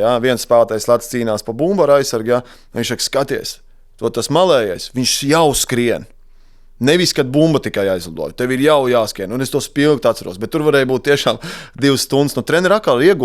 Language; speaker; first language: Latvian; native; Latvian